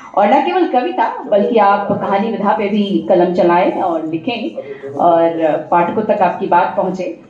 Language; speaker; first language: Hindi; native; Hindi